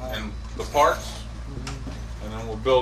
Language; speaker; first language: English; native; English